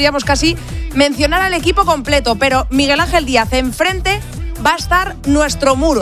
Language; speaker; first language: Spanish; native; Spanish